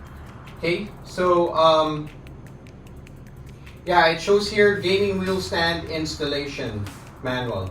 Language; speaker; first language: English; non-native, local second language; Filipino